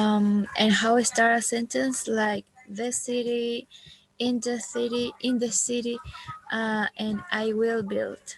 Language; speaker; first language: English; non-native, learner; Spanish